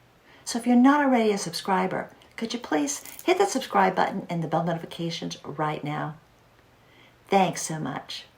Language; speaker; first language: English; native; English